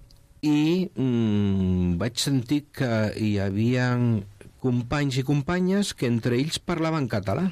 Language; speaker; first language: Catalan; non-native, local second language; Spanish